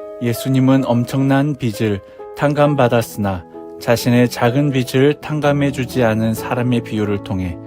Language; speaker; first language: Korean; native; Korean